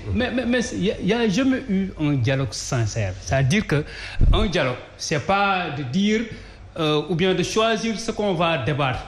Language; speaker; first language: French; non-native, local second language; Wolof